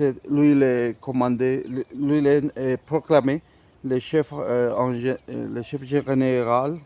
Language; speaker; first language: French; non-native, fluent; Spanish